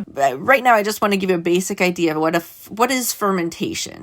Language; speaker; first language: English; native; English